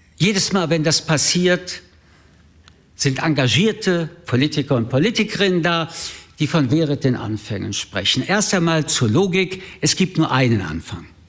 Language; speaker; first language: German; early bilingual, other home language; French